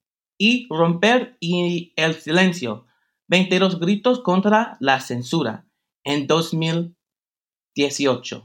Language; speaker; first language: Spanish; non-native, fluent; English